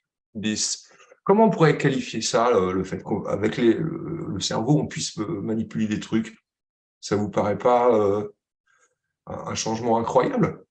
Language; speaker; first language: French; native; French